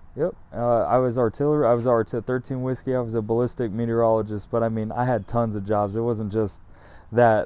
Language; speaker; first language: English; native; English